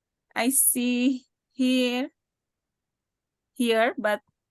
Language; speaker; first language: English; non-native, learner; Indonesian